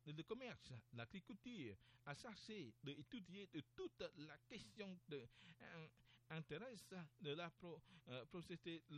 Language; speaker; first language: French; non-native, learner; Khmer